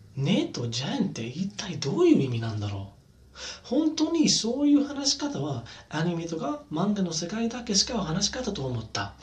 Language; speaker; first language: Japanese; non-native, learner; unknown